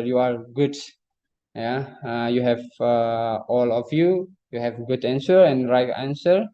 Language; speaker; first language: English; non-native, fluent; Indonesian